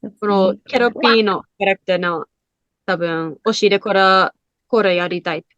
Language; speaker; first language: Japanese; non-native, learner; English